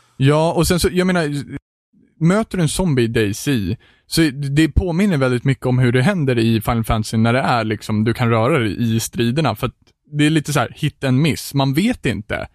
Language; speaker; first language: Swedish; native; Swedish